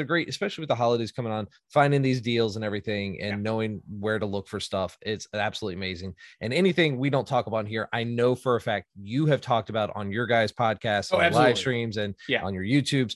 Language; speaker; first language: English; native; English